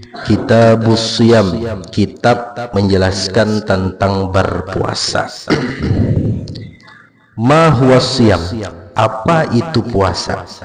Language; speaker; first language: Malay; non-native, local second language; Banjar